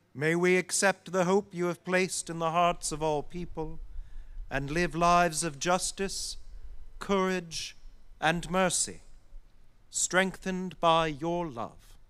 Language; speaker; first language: English; native; English